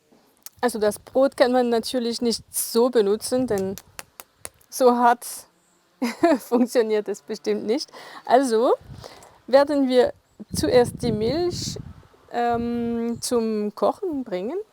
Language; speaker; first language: German; non-native, fluent; French